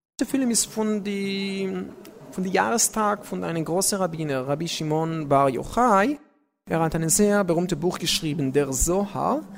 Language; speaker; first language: German; non-native, learner; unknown